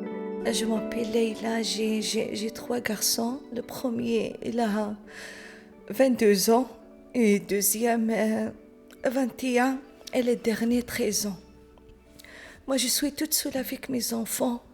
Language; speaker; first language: French; non-native, learner; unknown